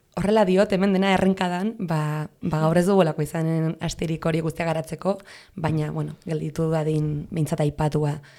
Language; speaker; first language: Basque; non-native, local second language; Spanish